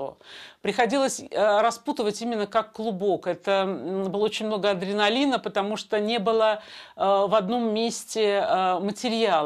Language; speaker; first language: Russian; native; Russian